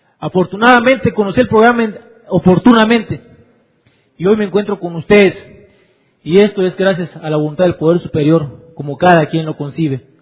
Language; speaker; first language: Spanish; native; Spanish